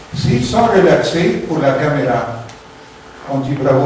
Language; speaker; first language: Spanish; non-native, learner; Italian